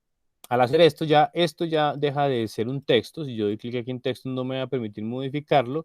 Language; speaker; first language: Spanish; native; Spanish